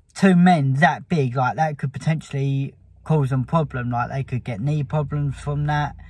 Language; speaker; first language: English; native; English